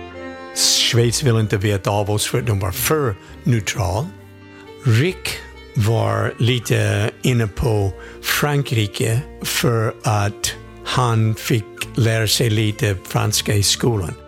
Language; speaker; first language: Swedish; non-native, fluent; English